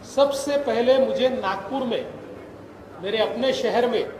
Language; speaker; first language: Hindi; non-native, local second language; Marathi